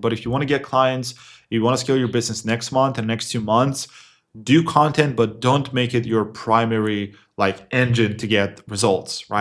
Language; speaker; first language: English; non-native, fluent; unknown